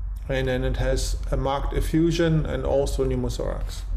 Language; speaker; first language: English; non-native, fluent; German